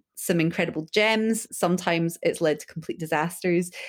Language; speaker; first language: English; early bilingual, other home language; Urdu